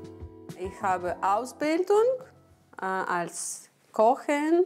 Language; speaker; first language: German; non-native, learner; Ukrainian